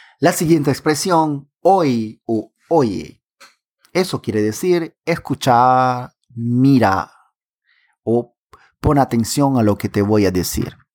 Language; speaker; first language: Spanish; native; Spanish